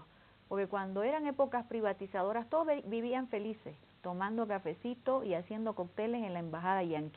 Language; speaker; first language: Spanish; native; Spanish